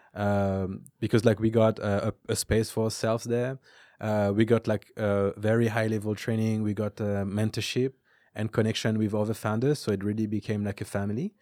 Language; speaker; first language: English; non-native, fluent; French